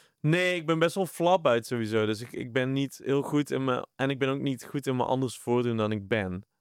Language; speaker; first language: Dutch; native; Dutch